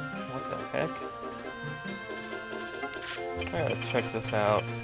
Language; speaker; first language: English; native; English